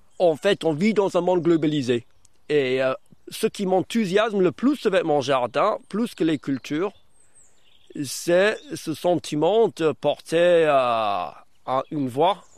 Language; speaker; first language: French; non-native, fluent; English